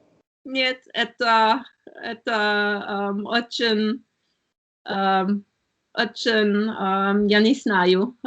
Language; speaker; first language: Russian; non-native, learner; German